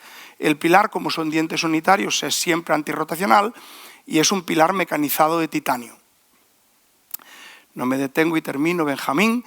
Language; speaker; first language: Spanish; native; Spanish